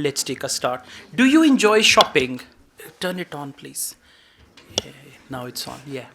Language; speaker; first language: English; non-native, fluent; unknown